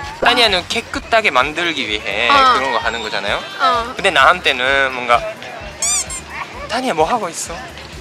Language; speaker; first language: Korean; non-native, fluent; Japanese